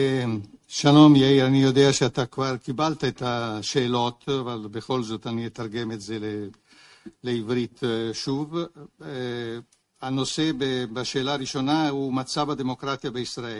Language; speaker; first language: Hebrew; non-native, fluent; Italian